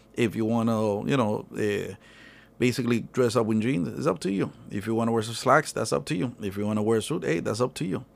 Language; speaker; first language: English; early bilingual, other home language; Spanish